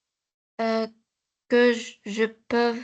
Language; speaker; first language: French; non-native, learner; Arabic